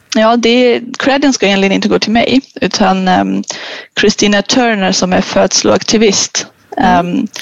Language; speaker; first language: Swedish; non-native, fluent; German